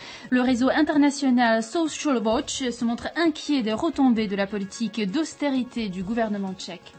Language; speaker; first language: French; non-native, fluent; Czech